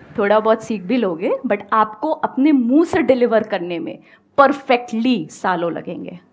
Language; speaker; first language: Hindi; native; Hindi